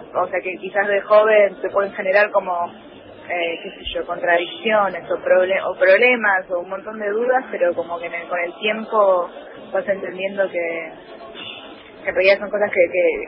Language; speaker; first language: Spanish; early bilingual, other home language; Korean